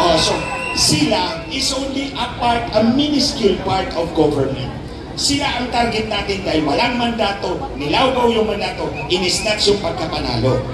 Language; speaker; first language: Filipino; non-native, local second language; Cebuano